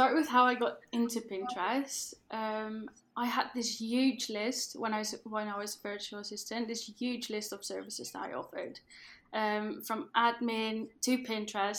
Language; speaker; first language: English; non-native, fluent; Dutch